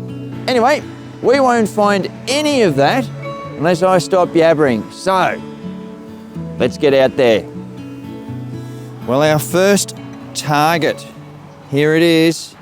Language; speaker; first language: English; native; English